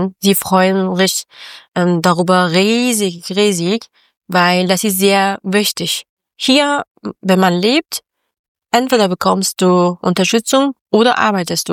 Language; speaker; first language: German; non-native, learner; Persian